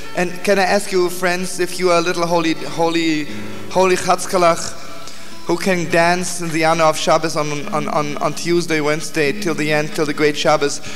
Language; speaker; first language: English; native; English